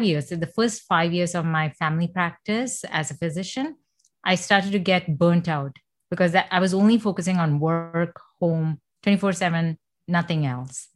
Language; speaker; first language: English; non-native, fluent; Malayalam